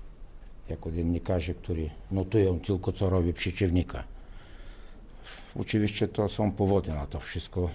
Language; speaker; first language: Polish; non-native, learner; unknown